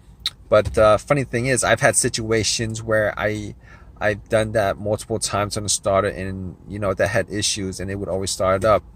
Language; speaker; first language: English; native; English